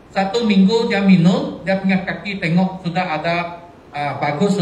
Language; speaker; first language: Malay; non-native, local second language; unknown